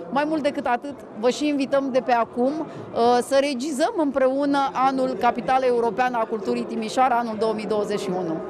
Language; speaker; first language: Romanian; native; Romanian